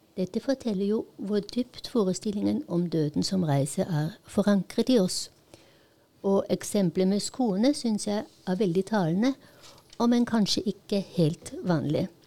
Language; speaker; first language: Norwegian; non-native, fluent; Polish